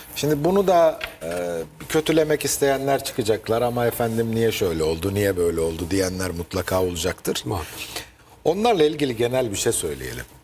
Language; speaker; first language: Turkish; native; Turkish